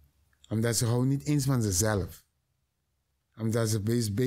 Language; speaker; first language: Dutch; non-native, learner; Papiamento